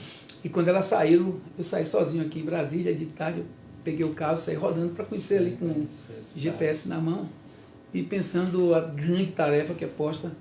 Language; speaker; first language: Portuguese; native; Portuguese